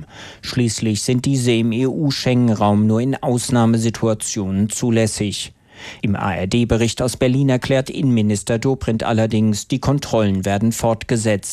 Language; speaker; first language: German; native; German